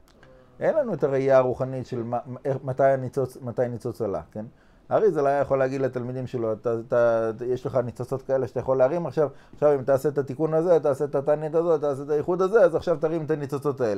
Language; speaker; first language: Hebrew; non-native, fluent; English